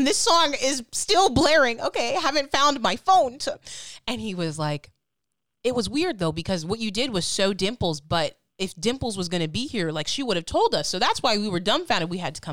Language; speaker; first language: English; native; English